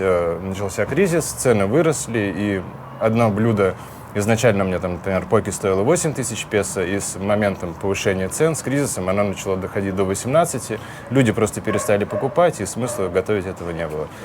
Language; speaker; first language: Russian; native; Russian